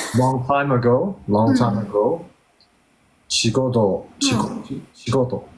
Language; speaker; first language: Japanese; non-native, learner; Thai